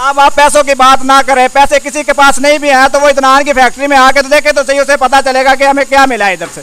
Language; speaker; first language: Urdu; non-native, local second language; Punjabi